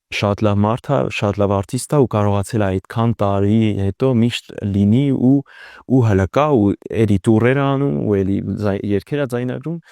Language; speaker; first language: Armenian; early bilingual, heritage; Armenian